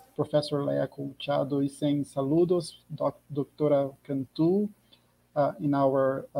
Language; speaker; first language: English; non-native, fluent; Portuguese